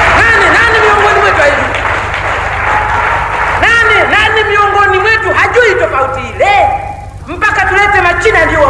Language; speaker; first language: Swahili; native; Swahili